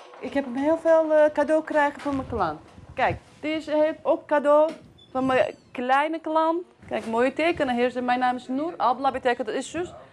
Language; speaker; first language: Dutch; non-native, learner; Turkish